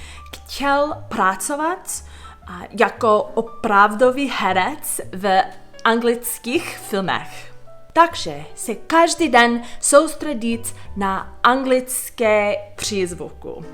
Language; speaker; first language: Czech; non-native, fluent; English